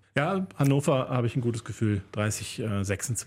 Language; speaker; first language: German; native; German